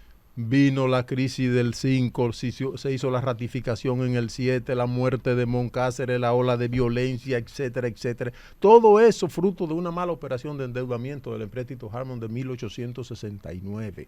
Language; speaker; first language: Spanish; native; Spanish